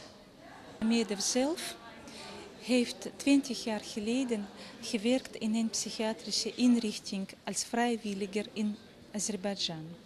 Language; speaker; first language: Dutch; non-native, fluent; Russian